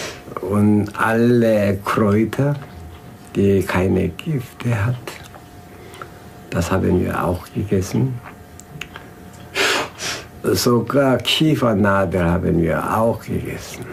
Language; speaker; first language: German; non-native, fluent; Korean